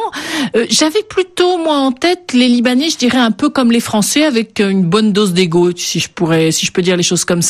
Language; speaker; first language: French; native; French